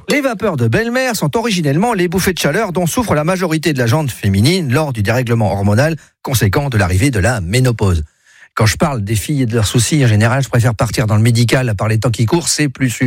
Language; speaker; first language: French; native; French